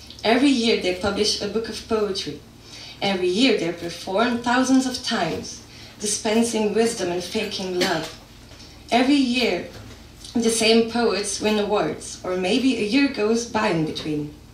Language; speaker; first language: English; non-native, fluent; Slovenian